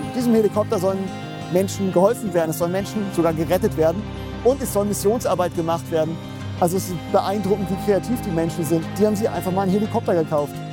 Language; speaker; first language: German; native; German